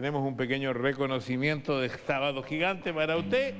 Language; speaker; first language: Spanish; native; Spanish